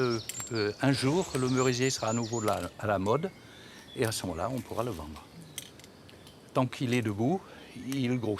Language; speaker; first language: French; native; French